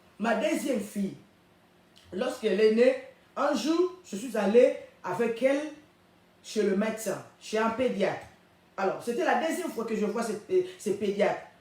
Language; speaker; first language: French; non-native, local second language; Lingala